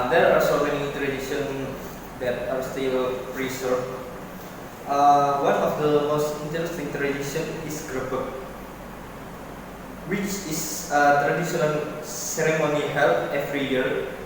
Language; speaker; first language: English; non-native, learner; Indonesian